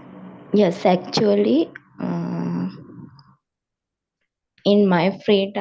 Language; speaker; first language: English; non-native, learner; Sinhala